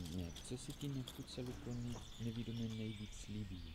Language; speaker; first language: Czech; non-native, learner; English